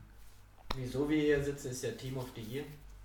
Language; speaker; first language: German; native; German